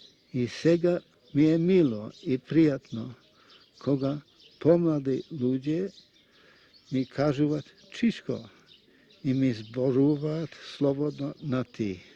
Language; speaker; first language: Macedonian; non-native, fluent; Russian